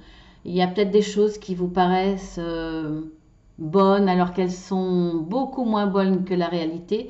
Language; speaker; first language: French; native; French